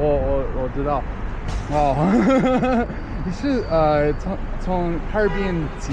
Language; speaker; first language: Chinese; non-native, learner; English